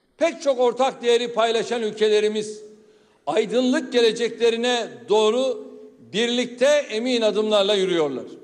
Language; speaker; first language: Turkish; native; Turkish